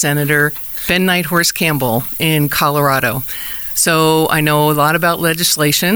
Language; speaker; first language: English; native; English